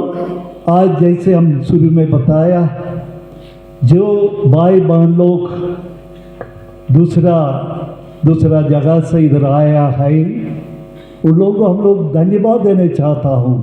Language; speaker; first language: Hindi; non-native, local second language; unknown